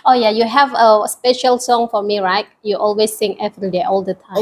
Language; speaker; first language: English; non-native, learner; Indonesian